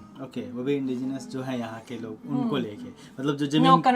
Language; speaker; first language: Hindi; native; Hindi